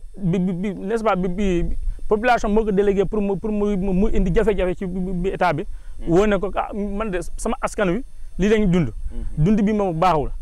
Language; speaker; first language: Wolof; non-native, local second language; Mandingo